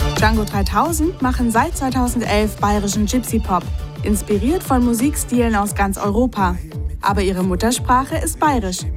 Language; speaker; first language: German; native; German